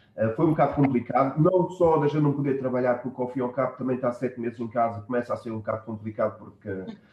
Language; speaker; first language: Portuguese; early bilingual, heritage; German